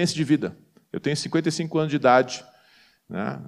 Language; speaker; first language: Portuguese; native; Portuguese